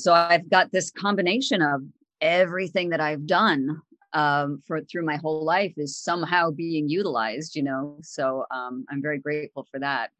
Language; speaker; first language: English; native; English